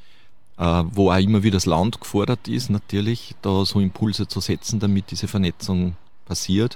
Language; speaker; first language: German; native; German